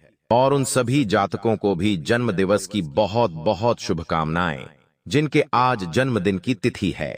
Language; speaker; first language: Hindi; native; Hindi